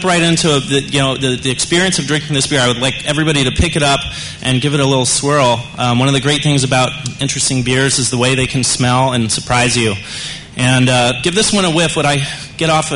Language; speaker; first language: English; native; English